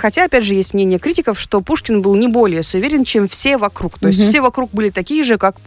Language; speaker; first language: Russian; native; Russian